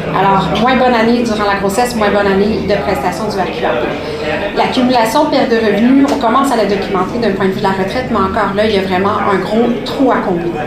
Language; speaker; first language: French; native; French